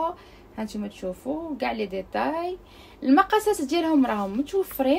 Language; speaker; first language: Arabic; native; Arabic